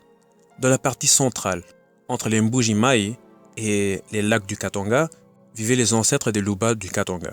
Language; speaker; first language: French; native; French